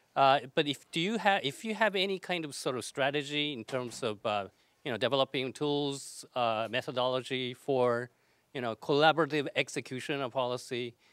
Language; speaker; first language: English; non-native, fluent; Dutch